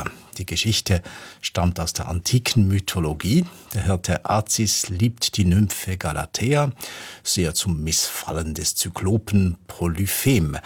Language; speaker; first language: German; native; German